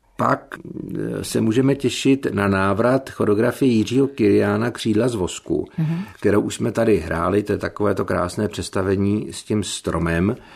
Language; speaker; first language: Czech; native; Czech